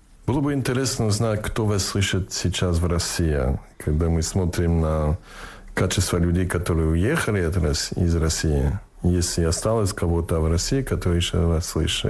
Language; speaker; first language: Russian; non-native, fluent; English